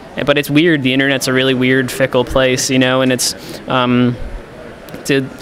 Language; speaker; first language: English; native; English